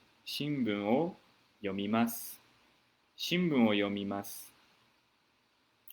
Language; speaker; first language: Japanese; non-native, fluent; English